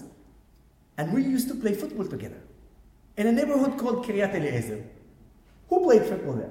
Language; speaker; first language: English; non-native, fluent; Arabic